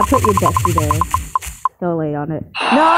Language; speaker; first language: English; native; English